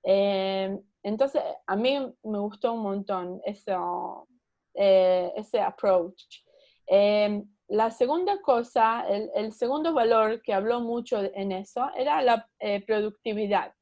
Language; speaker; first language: Spanish; early bilingual, heritage; Spanish